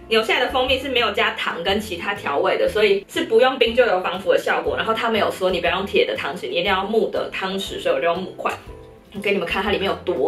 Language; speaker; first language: Chinese; native; Chinese